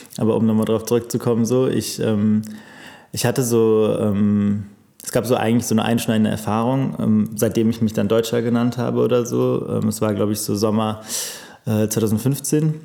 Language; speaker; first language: German; native; German